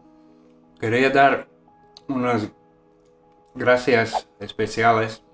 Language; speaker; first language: Spanish; non-native, fluent; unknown